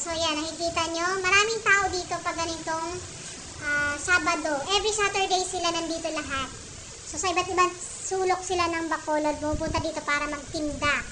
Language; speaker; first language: Filipino; native; Filipino